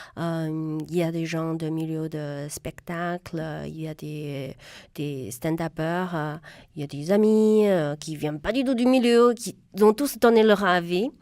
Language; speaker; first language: French; non-native, fluent; Chinese